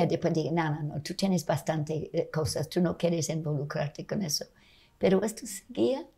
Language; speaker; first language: Spanish; non-native, fluent; English